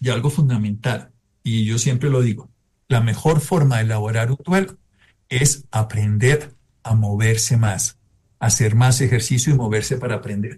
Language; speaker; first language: Spanish; native; Spanish